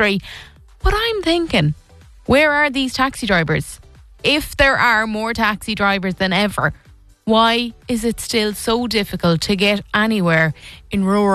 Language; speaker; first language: English; native; English